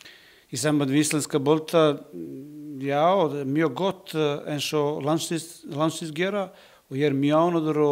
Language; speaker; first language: Icelandic; non-native, learner; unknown